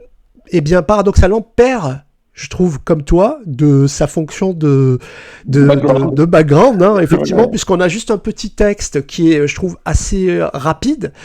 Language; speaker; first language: French; native; French